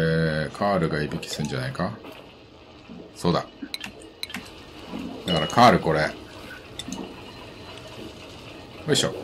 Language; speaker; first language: Japanese; native; Japanese